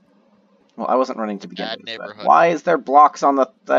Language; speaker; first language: English; native; English